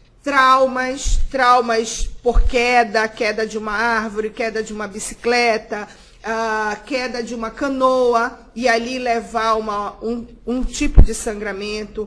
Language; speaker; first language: Portuguese; native; Portuguese